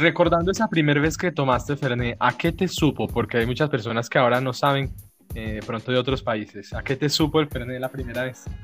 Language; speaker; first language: Spanish; native; Spanish